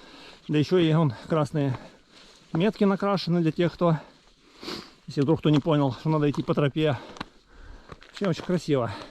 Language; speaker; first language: Russian; native; Russian